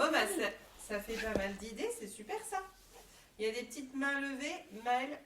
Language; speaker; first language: French; native; French